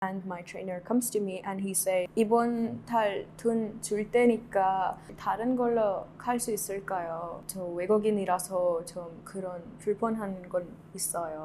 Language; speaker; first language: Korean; non-native, learner; Kannada